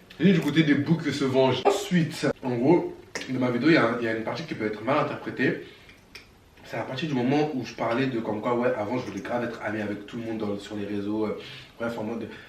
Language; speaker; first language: French; early bilingual, other home language; Bambara